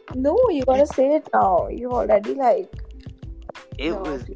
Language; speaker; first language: English; non-native, local second language; Hindi